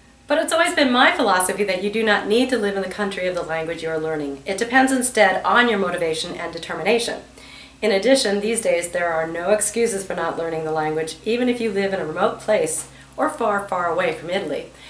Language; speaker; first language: English; native; English